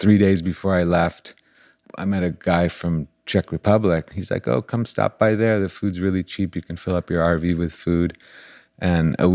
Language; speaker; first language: English; native; English